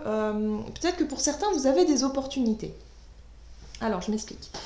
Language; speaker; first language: French; native; French